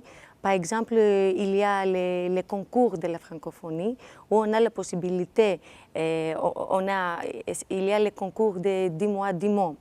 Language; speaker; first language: French; non-native, fluent; Greek